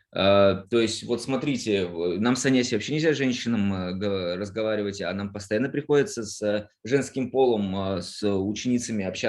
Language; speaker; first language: Russian; native; Russian